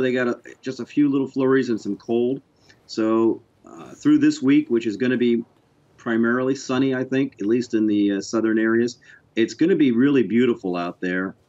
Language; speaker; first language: English; native; English